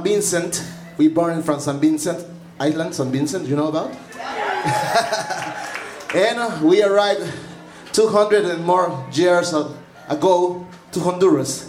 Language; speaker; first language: English; non-native, learner; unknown